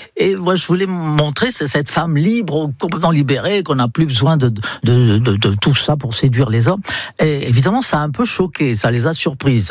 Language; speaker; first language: French; non-native, fluent; English